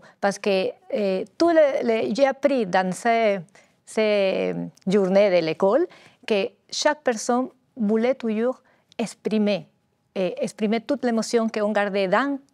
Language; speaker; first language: French; non-native, learner; Spanish